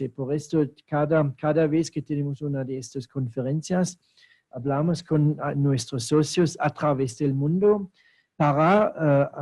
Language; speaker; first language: Spanish; non-native, fluent; German